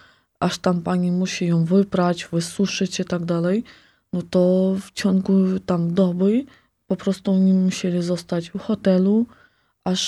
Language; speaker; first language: Polish; non-native, fluent; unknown